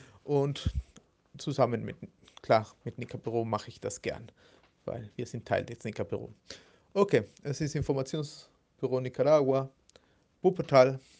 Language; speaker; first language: German; non-native, fluent; Spanish